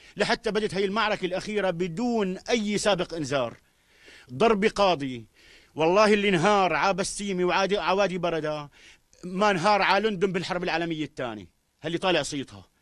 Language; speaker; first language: Arabic; native; Arabic